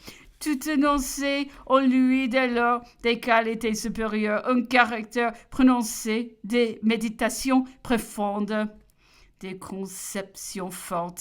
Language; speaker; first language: French; non-native, learner; English